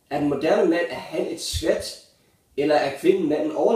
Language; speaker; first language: Danish; native; Danish